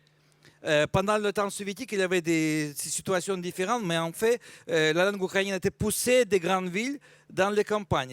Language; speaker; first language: French; non-native, fluent; Russian